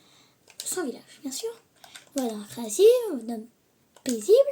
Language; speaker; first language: French; native; French